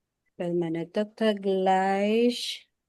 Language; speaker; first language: German; non-native, fluent; Filipino